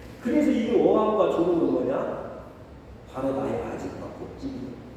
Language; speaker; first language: Korean; native; Korean